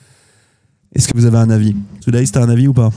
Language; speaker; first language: French; native; French